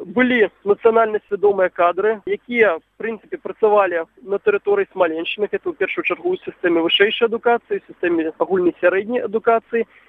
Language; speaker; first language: Belarusian; native; Belarusian